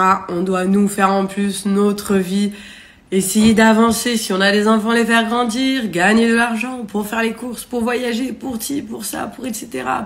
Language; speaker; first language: French; native; French